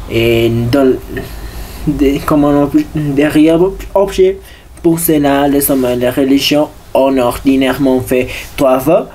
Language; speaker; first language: French; non-native, learner; Spanish